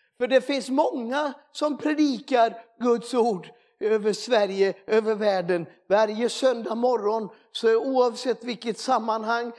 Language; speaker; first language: Swedish; native; Swedish